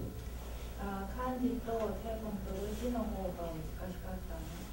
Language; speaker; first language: Japanese; non-native, learner; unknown